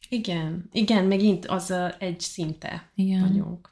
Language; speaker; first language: Hungarian; non-native, learner; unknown